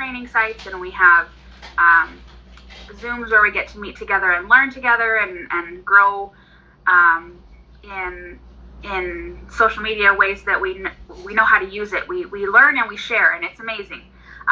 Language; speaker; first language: English; native; English